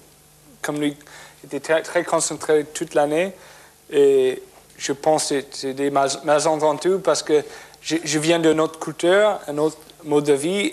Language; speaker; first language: French; non-native, fluent; English